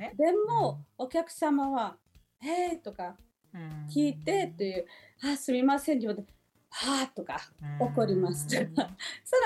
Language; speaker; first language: Japanese; non-native, learner; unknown